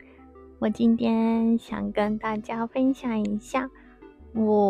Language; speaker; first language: Chinese; non-native, fluent; Japanese